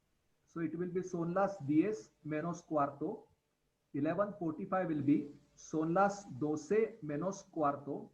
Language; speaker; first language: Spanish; non-native, fluent; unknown